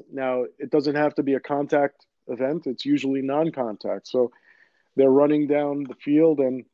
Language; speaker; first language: English; early bilingual, other home language; Greek